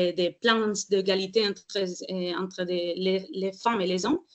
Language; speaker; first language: French; non-native, fluent; Spanish